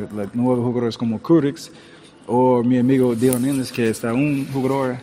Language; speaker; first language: Spanish; early bilingual, heritage; English